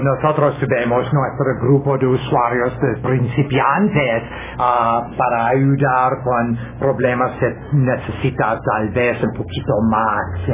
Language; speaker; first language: Spanish; non-native, learner; English